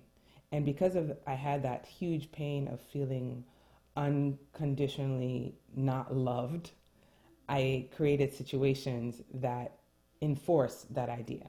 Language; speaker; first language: English; early bilingual, other home language; French